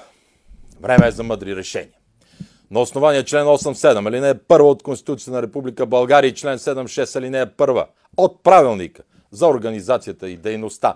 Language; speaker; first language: Bulgarian; native; Bulgarian